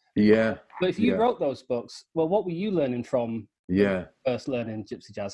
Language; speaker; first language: English; native; English